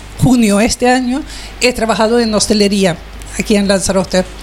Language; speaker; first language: Spanish; non-native, fluent; Swedish